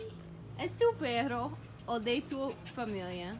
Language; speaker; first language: Spanish; non-native, learner; English